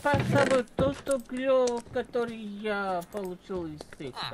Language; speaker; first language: Russian; non-native, learner; English